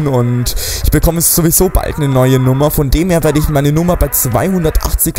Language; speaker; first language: German; native; German